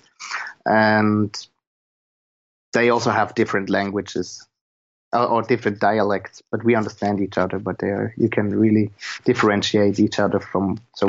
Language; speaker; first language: English; non-native, fluent; German